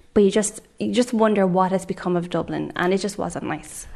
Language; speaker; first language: English; native; English